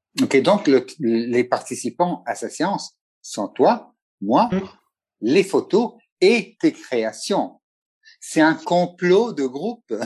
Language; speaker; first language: French; non-native, fluent; Italian